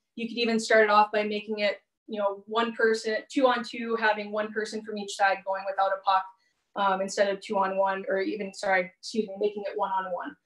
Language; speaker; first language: English; native; English